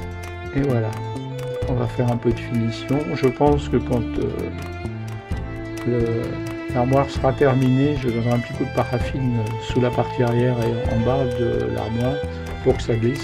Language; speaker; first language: French; native; French